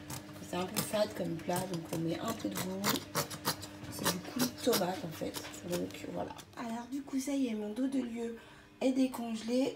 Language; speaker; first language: French; native; French